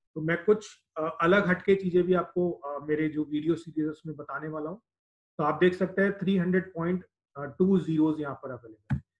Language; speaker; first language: Hindi; native; Hindi